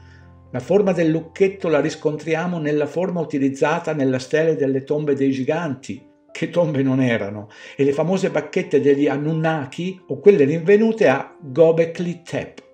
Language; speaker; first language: Italian; native; Italian